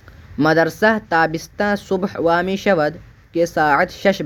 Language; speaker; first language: Persian; non-native, fluent; Urdu